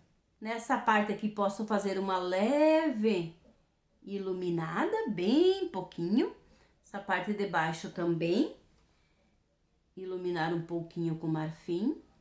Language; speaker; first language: Portuguese; native; Portuguese